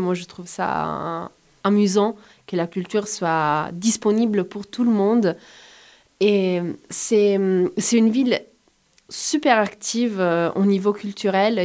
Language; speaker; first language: French; non-native, fluent; Italian